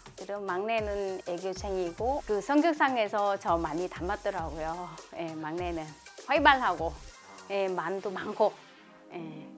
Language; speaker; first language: Korean; non-native, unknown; Vietnamese